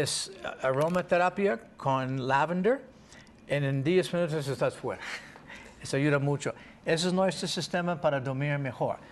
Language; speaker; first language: Spanish; non-native, learner; English